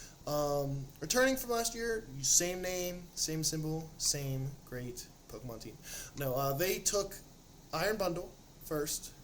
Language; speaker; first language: English; native; English